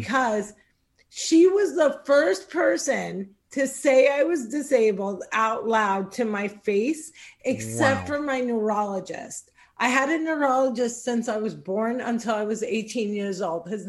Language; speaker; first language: English; native; English